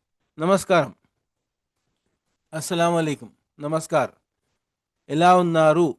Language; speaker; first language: Telugu; non-native, local second language; Urdu